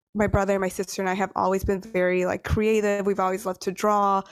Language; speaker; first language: English; early bilingual, other home language; Spanish